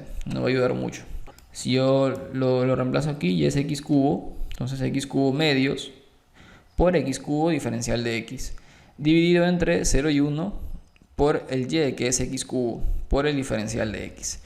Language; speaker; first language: Spanish; native; Spanish